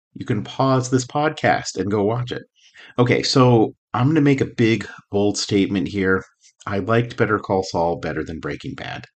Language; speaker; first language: English; native; English